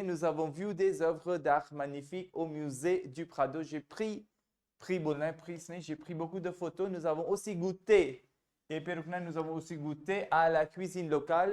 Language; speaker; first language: French; non-native, fluent; Hindi